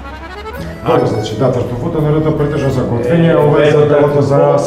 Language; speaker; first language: Macedonian; native; Macedonian